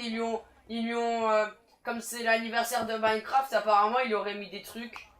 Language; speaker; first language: French; native; French